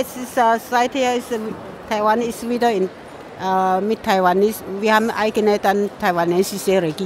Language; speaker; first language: German; non-native, fluent; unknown